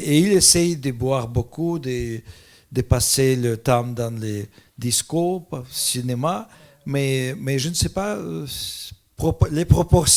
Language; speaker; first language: French; non-native, fluent; Russian